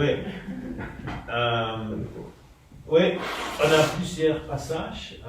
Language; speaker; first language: French; non-native, fluent; German